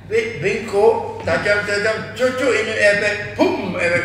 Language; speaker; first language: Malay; non-native, local second language; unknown